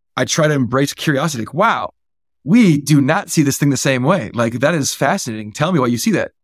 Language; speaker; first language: English; native; English